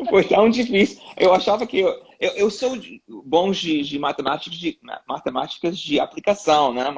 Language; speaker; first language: Portuguese; non-native, learner; English